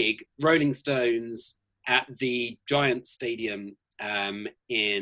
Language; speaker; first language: English; native; English